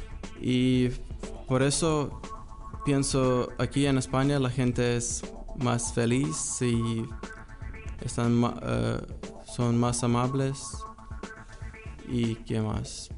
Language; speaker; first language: Spanish; non-native, learner; Lithuanian